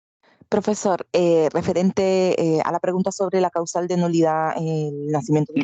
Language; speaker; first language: Spanish; native; Spanish